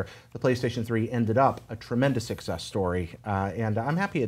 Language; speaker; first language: English; native; English